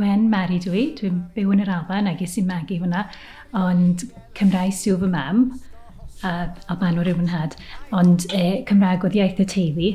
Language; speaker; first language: Welsh; early bilingual, heritage; Welsh